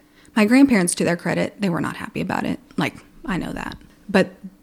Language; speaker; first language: English; early bilingual, other home language; Pennsylvania German